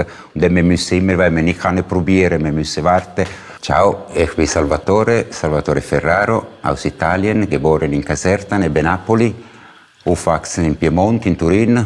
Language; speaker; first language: German; non-native, fluent; Italian